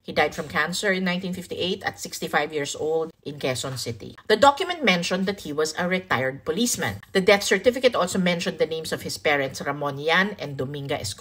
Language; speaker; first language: English; non-native, local second language; Filipino